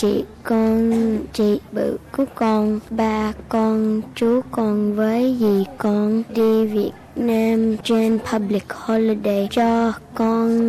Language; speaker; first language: Vietnamese; early bilingual, heritage; Vietnamese